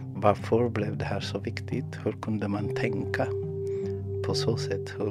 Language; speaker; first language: Swedish; non-native, fluent; Amharic